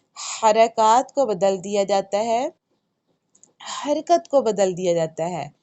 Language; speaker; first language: Urdu; native; Urdu